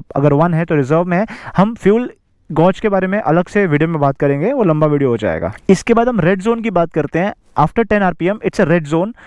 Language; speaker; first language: Hindi; native; Hindi